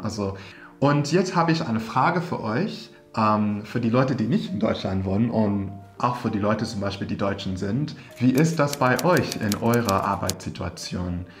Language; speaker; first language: German; non-native, fluent; English